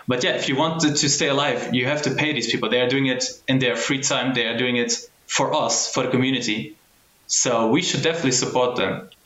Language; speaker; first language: English; early bilingual, heritage; German